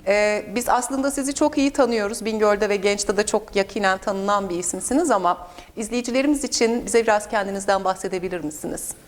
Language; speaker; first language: Turkish; native; Turkish